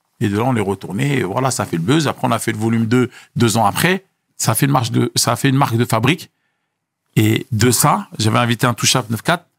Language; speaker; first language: French; early bilingual, other home language; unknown